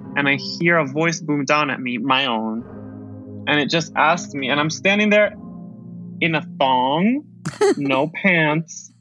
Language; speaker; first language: English; early bilingual, other home language; Spanish